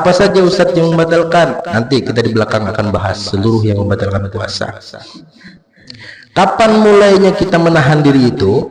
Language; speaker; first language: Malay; non-native, local second language; Banjar